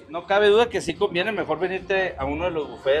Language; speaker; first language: Spanish; native; Spanish